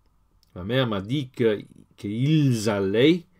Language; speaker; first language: French; non-native, learner; English